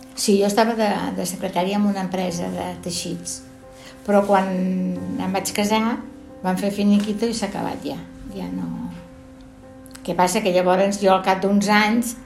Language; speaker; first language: Catalan; native; Catalan